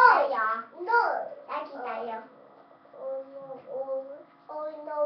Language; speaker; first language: English; non-native, learner; Japanese